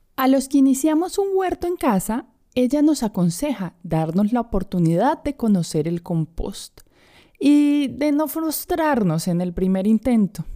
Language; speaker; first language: Spanish; native; Spanish